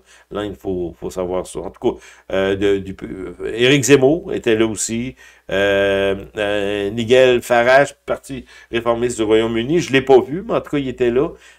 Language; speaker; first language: French; native; French